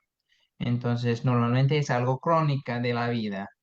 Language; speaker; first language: Spanish; non-native, fluent; English